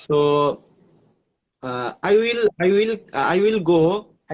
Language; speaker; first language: English; non-native, learner; Bangla